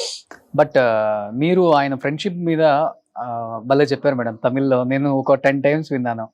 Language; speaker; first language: Telugu; native; Telugu